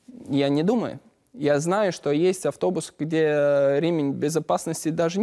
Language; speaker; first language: Russian; non-native, learner; Latvian